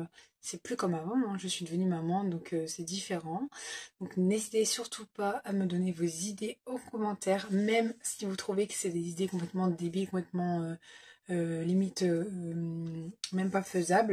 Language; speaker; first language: French; native; French